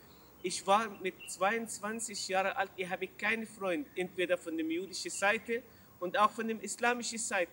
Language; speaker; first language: German; non-native, learner; Arabic